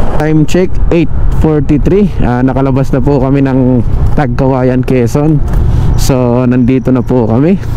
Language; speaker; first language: Filipino; non-native, local second language; Bikol